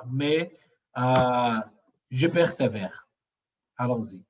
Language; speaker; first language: French; non-native, fluent; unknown